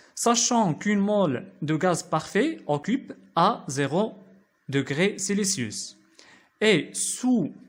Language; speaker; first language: French; non-native, local second language; Arabic